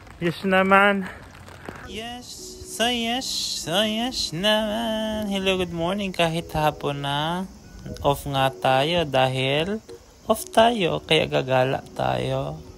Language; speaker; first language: Filipino; native; Filipino